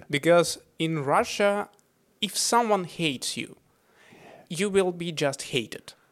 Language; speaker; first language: English; non-native, fluent; Russian